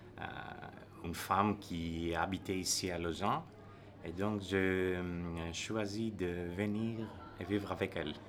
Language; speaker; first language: French; non-native, learner; Greek